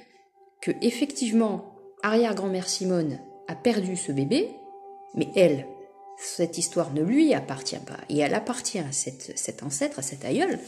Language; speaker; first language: French; native; French